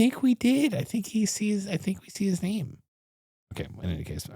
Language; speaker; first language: English; native; English